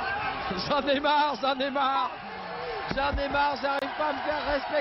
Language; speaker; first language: French; native; French